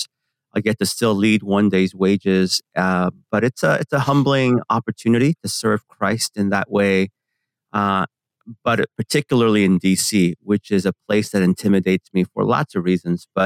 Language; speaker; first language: English; early bilingual, other home language; Korean